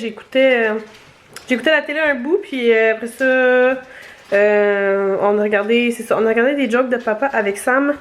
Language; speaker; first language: French; native; French